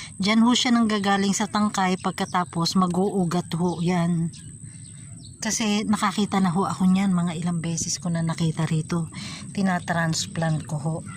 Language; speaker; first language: Filipino; native; Filipino